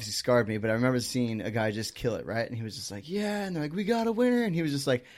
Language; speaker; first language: English; native; English